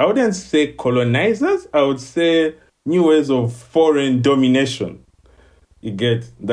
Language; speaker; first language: English; non-native, local second language; Ganda